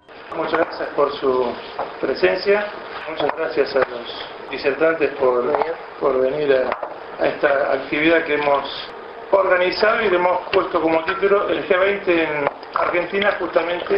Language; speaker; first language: Spanish; native; Spanish